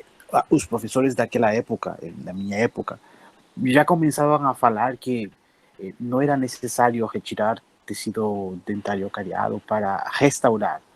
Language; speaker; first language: Portuguese; non-native, fluent; Spanish